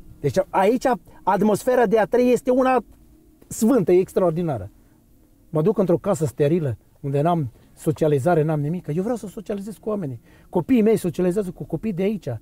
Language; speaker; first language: Romanian; non-native, fluent; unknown